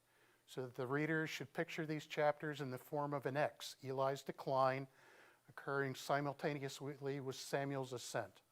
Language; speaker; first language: English; native; English